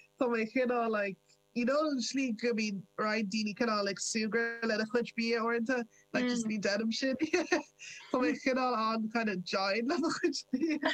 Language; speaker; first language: Irish; non-native, local second language; English